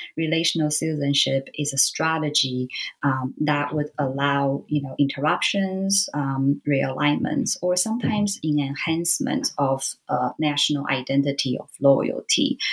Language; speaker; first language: English; non-native, fluent; Chinese